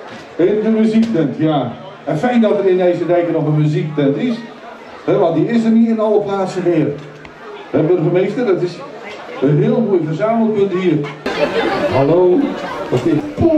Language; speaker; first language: Dutch; native; Dutch